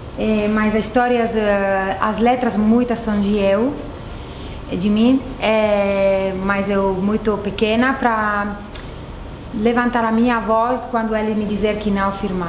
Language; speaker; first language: Portuguese; non-native, fluent; Italian